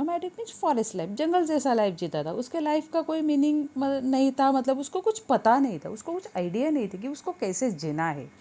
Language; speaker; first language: Hindi; non-native, local second language; Marathi